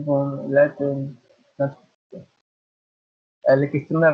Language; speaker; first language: French; non-native, learner; Spanish